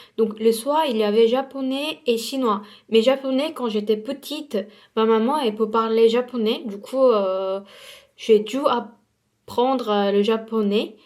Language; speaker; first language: French; non-native, fluent; Korean